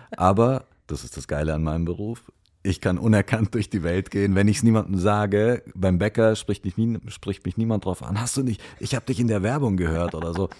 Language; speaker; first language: German; early bilingual, other home language; Romanian